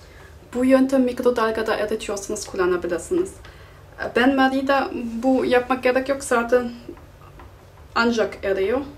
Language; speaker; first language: Turkish; non-native, fluent; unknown